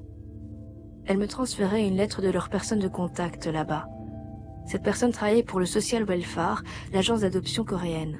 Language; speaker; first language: French; native; French